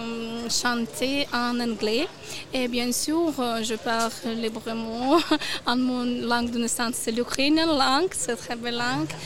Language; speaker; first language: French; non-native, learner; Ukrainian